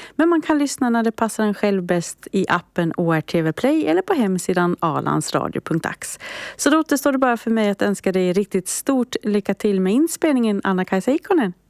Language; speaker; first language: Swedish; native; Swedish